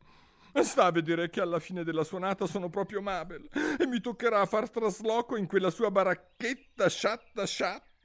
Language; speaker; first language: Italian; native; Italian